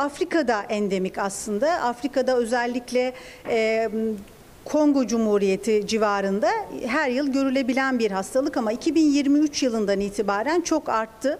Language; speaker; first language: Turkish; native; Turkish